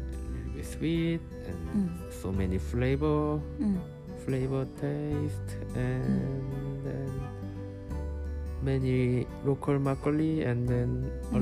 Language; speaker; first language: English; non-native, learner; Korean